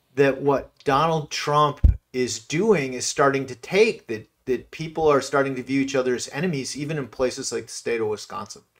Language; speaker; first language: English; native; English